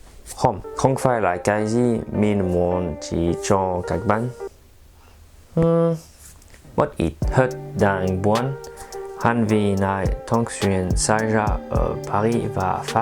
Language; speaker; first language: Vietnamese; non-native, learner; French